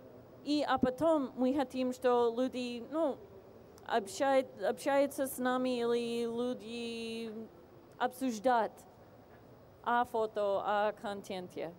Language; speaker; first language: Russian; non-native, fluent; English